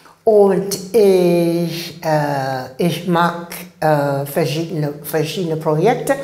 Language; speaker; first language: German; non-native, learner; English